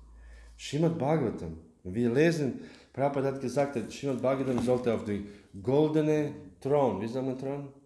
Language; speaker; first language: German; non-native, learner; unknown